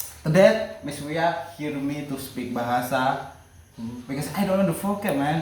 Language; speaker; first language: English; non-native, learner; Indonesian